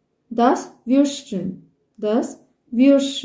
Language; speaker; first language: German; non-native, fluent; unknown